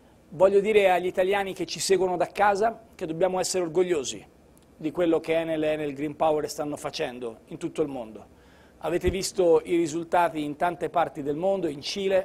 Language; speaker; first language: Italian; native; Italian